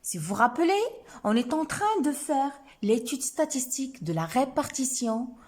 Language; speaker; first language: French; non-native, local second language; Arabic